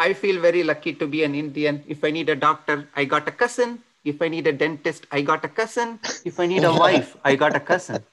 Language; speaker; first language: English; non-native, local second language; Tamil